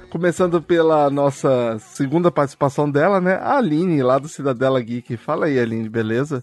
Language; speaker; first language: Portuguese; native; Portuguese